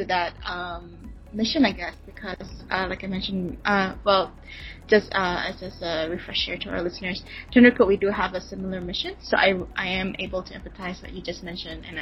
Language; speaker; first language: English; non-native, local second language; Malay